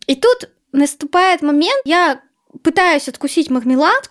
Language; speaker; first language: Russian; native; Russian